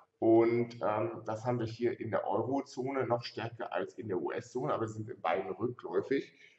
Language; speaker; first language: German; native; German